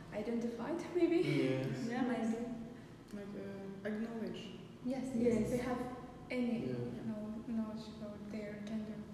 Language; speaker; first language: English; non-native, fluent; Kazakh